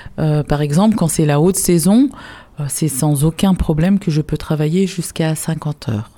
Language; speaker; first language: French; native; French